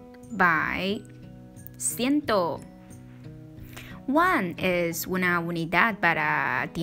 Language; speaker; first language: Spanish; non-native, learner; Chinese